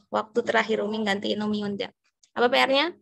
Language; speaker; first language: Indonesian; native; Indonesian